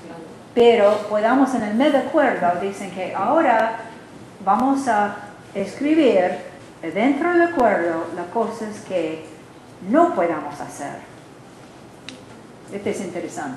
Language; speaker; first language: Spanish; non-native, learner; English